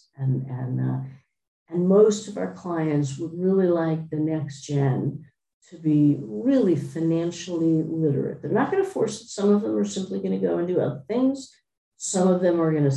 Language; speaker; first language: English; native; English